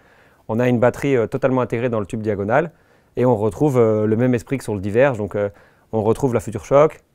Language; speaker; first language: French; native; French